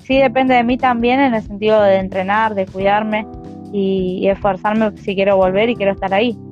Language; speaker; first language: Spanish; native; Spanish